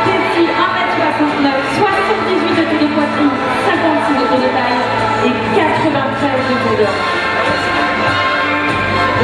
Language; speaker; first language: French; native; French